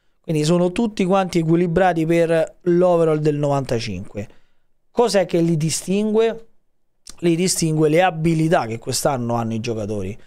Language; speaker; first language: Italian; native; Italian